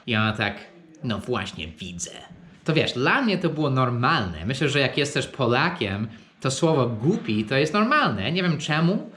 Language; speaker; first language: Polish; non-native, fluent; English